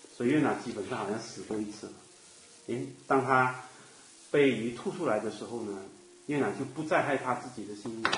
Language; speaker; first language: Chinese; native; Chinese